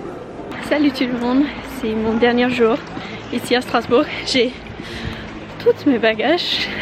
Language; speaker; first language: French; non-native, learner; English